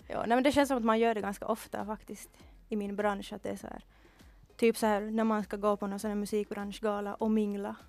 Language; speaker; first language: Swedish; native; Swedish